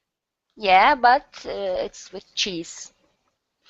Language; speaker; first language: English; non-native, learner; Turkish